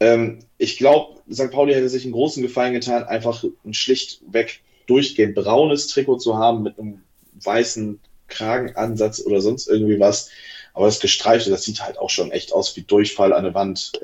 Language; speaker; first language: German; native; German